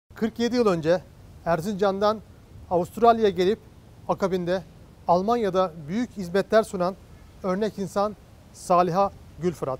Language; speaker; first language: Turkish; native; Turkish